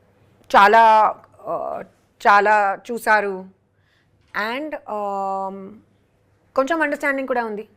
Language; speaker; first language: Telugu; non-native, local second language; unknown